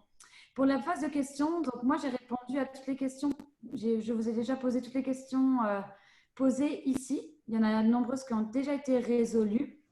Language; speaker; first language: French; native; French